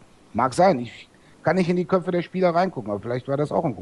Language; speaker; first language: German; native; German